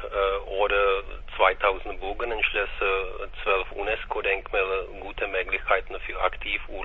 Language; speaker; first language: German; non-native, fluent; Czech